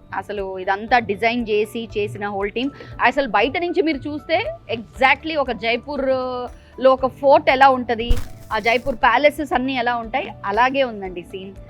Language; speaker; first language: Telugu; non-native, local second language; Bangla